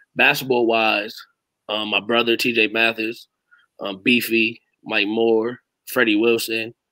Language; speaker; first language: English; native; English